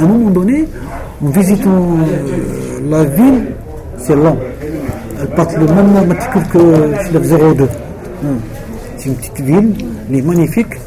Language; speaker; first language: French; non-native, local second language; Arabic